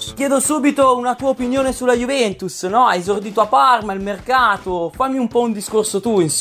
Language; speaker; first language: Italian; native; Italian